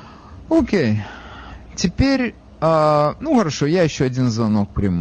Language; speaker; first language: Russian; native; Russian